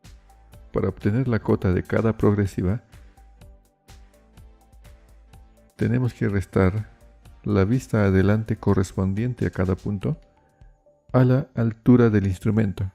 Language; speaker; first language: Spanish; native; Spanish